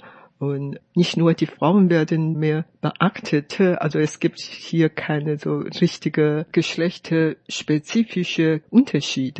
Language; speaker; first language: German; non-native, fluent; Chinese